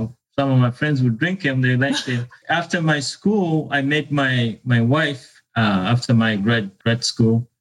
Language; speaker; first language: English; non-native, local second language; Ganda